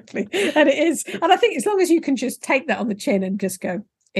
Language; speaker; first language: English; native; English